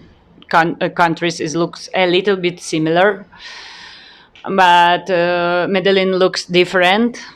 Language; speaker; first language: English; non-native, learner; Ukrainian